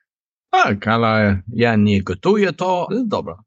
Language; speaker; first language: Polish; non-native, learner; English